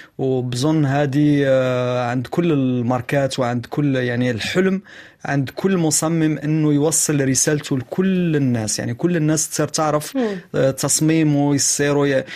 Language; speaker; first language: Arabic; native; Arabic